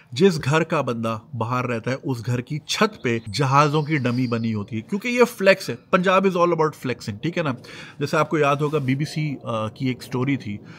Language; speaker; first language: Urdu; native; Urdu